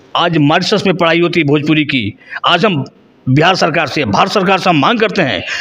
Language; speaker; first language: Hindi; non-native, local second language; Bhojpuri